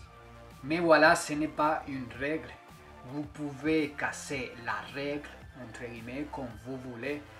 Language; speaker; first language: French; non-native, fluent; Spanish